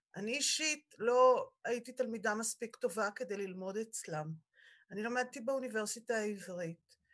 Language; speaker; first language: Hebrew; native; Hebrew